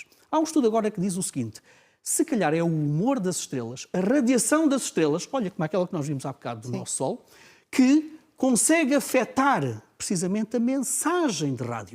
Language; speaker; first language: Portuguese; native; Portuguese